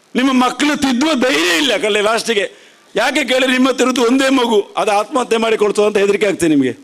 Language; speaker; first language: Kannada; non-native, local second language; Tulu